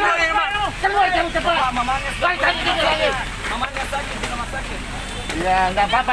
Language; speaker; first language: Malay; native; Malay